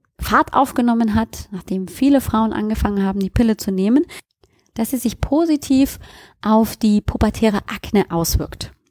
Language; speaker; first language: German; native; German